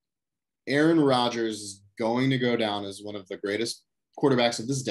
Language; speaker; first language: English; native; English